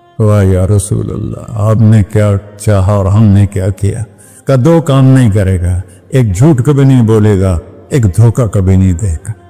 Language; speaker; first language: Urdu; non-native, local second language; Punjabi